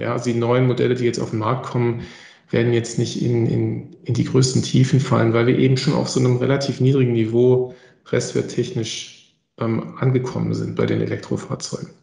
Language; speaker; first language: German; native; German